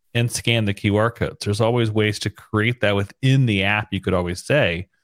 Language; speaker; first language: English; native; English